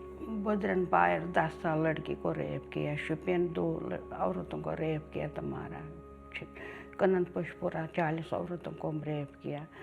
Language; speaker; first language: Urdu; non-native, local second language; Kashmiri